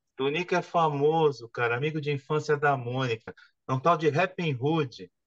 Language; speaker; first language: Portuguese; native; Portuguese